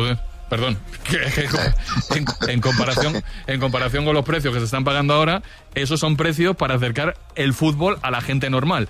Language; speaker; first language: Spanish; native; Spanish